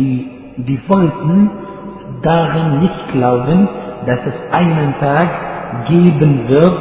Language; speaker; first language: German; non-native, fluent; Arabic